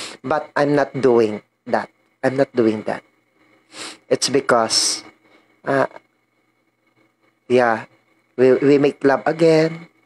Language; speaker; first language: English; non-native, learner; Filipino